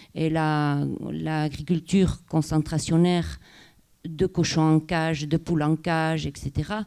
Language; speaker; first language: French; non-native, local second language; Basque